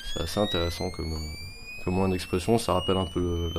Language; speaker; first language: French; native; French